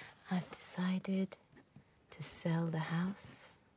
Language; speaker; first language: English; native; English